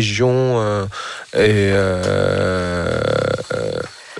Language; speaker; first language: French; non-native, fluent; Arabic